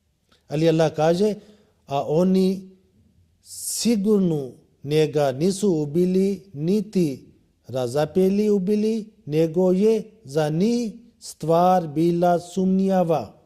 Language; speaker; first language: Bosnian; non-native, learner; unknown